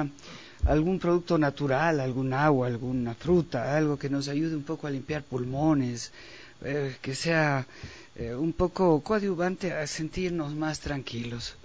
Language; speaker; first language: Spanish; native; Spanish